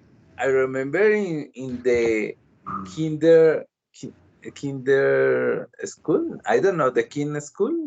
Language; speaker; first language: English; non-native, learner; Spanish